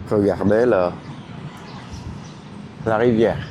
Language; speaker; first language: French; non-native, fluent; Vietnamese